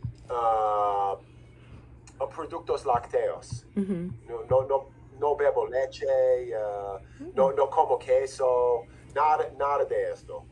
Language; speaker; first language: Spanish; non-native, fluent; English